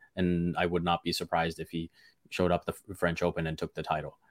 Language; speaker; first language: English; early bilingual, other home language; Hindi